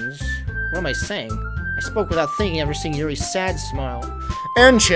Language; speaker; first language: English; native; English